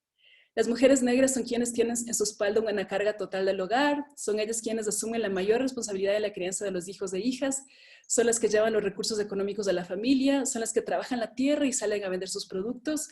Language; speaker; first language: Spanish; native; Spanish